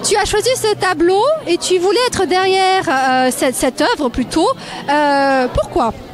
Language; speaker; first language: French; native; French